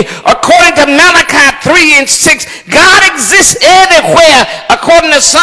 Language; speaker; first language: English; native; English